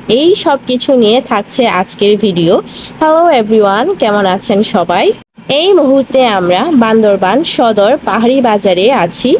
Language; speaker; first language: Bangla; non-native, local second language; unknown